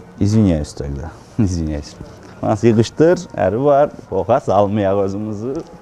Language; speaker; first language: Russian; non-native, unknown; Azerbaijani